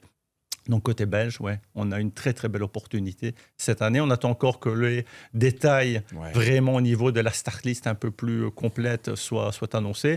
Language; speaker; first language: French; native; French